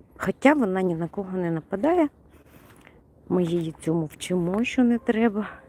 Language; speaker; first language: Ukrainian; non-native, local second language; Russian